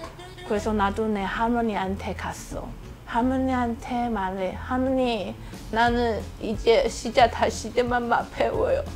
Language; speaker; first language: Korean; non-native, learner; Min Nan Chinese